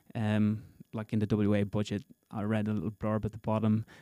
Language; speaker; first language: English; native; English